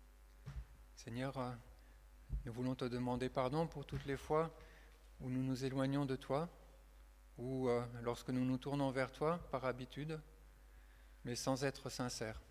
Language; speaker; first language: French; native; French